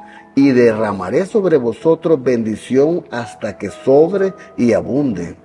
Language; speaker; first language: Spanish; native; Spanish